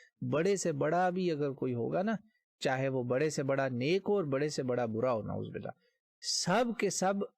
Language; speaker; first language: Urdu; native; Urdu